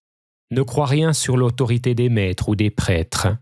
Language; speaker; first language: French; native; French